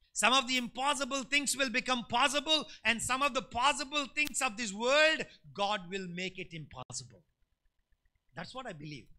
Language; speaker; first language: English; non-native, local second language; Telugu